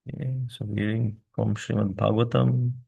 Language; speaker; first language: English; non-native, local second language; Hindi